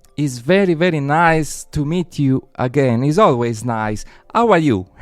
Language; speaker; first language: English; non-native, learner; Italian